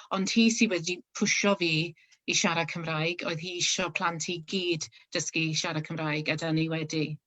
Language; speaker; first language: Welsh; non-native, local second language; English